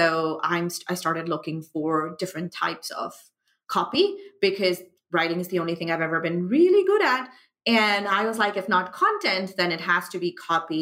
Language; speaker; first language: English; non-native, local second language; Urdu